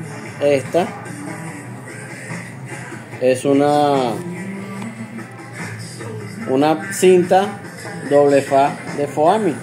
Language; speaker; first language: Spanish; native; Spanish